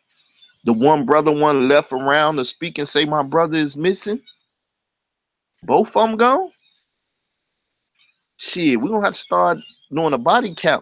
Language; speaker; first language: English; native; English